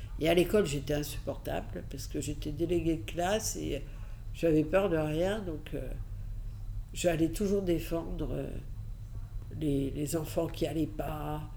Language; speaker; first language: French; early bilingual, other home language; Catalan